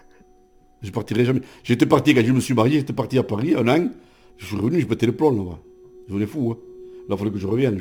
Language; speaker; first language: French; native; French